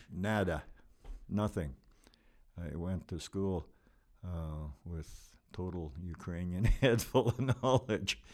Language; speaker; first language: English; non-native, fluent; Ukrainian